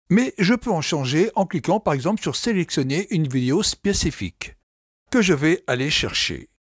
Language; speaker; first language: French; native; French